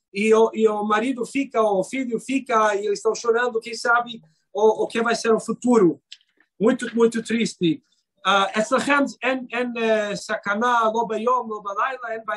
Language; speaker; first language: Portuguese; non-native, fluent; Hebrew